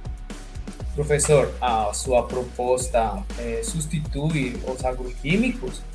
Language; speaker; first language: Portuguese; non-native, fluent; Spanish